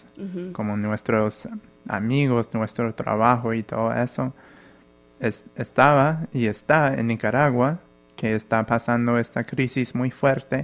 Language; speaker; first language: Spanish; non-native, fluent; English